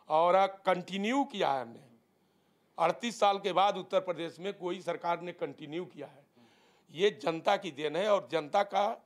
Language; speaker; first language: Hindi; native; Hindi